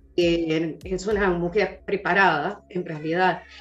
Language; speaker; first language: Spanish; native; Spanish